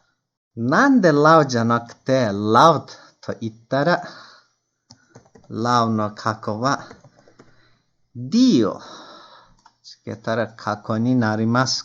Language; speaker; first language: Japanese; non-native, fluent; Turkish